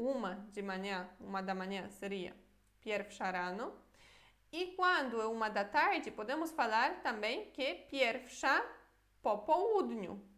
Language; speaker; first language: Portuguese; non-native, fluent; Polish